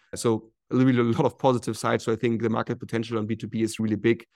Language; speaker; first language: English; non-native, fluent; German